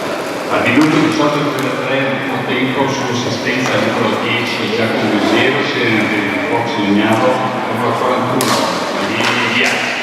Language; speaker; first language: Italian; native; Italian